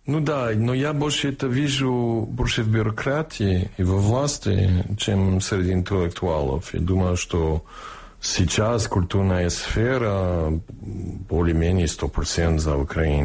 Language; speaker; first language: Russian; non-native, fluent; English